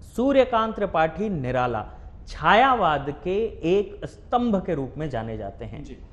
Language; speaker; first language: Hindi; native; Hindi